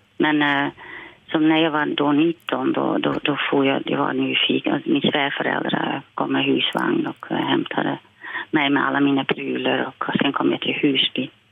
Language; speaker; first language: Swedish; non-native, fluent; Dutch